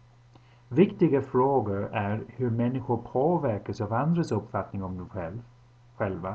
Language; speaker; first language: Swedish; non-native, fluent; English